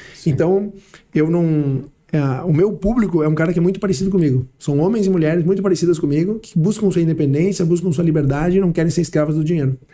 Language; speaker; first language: Portuguese; early bilingual, heritage; Portuguese